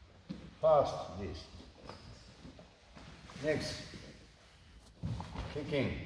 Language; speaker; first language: English; non-native, learner; Japanese